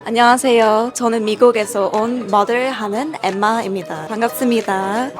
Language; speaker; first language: Korean; non-native, fluent; English